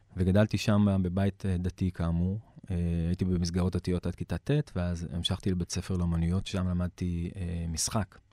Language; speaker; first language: Hebrew; early bilingual, other home language; English